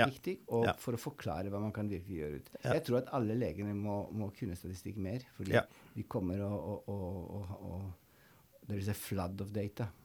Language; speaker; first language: Norwegian; non-native, fluent; Italian